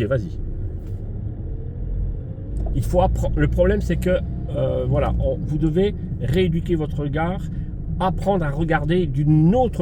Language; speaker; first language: French; native; French